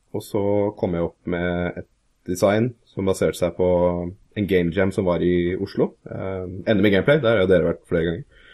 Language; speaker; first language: Norwegian; native; Norwegian